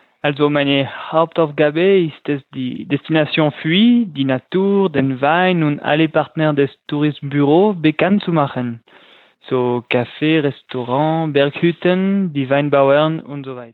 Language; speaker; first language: German; non-native, local second language; French